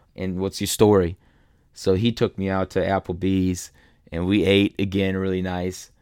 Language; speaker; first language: English; early bilingual, other home language; German